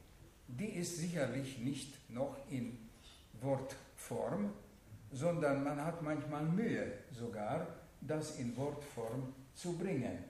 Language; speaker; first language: German; non-native, fluent; Hungarian